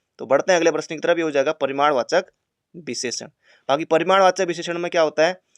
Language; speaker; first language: Hindi; native; Hindi